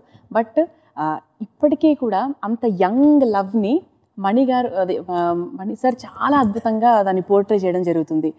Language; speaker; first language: Telugu; native; Telugu